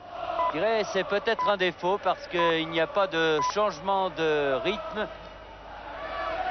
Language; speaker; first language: French; native; French